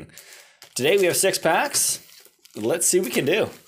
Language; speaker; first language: English; native; English